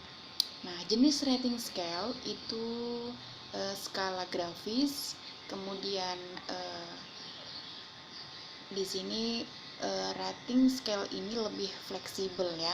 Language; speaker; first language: Indonesian; native; Indonesian